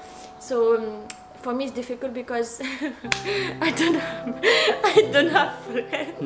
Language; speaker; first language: English; non-native, learner; French